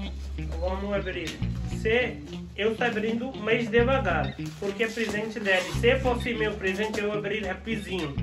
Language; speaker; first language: Portuguese; non-native, learner; Hindi